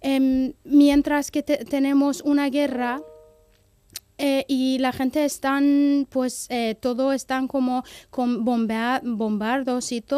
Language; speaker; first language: Spanish; non-native, fluent; Persian